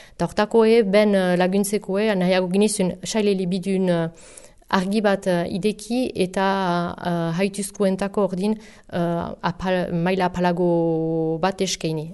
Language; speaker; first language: Basque; native; Basque